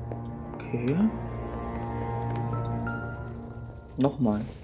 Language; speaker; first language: German; native; German